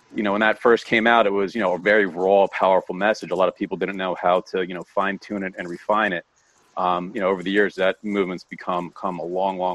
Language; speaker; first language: English; native; English